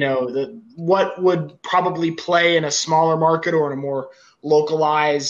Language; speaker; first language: English; native; English